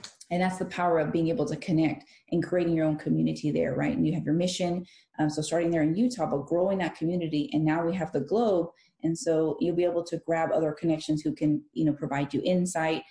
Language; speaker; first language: English; early bilingual, other home language; Spanish